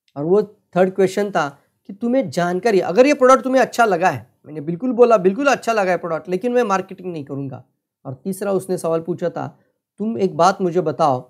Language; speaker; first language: Hindi; non-native, local second language; Marathi